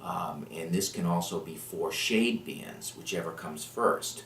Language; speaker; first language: English; native; English